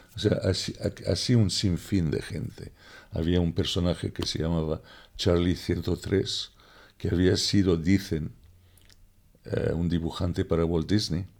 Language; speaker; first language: Spanish; non-native, fluent; French